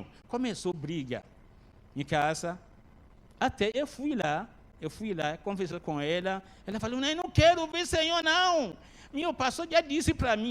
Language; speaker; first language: Portuguese; non-native, learner; Arabic